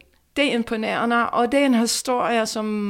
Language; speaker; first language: Danish; non-native, fluent; English